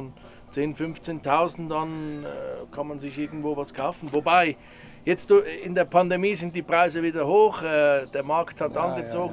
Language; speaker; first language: German; native; German